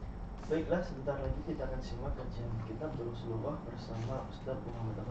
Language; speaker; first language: Indonesian; native; Indonesian